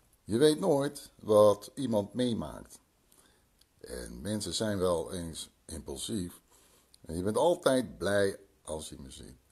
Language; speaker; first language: Dutch; early bilingual, other home language; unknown